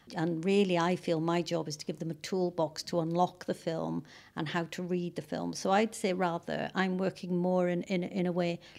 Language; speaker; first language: English; native; English